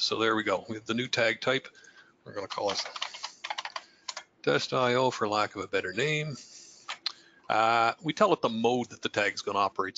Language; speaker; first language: English; native; English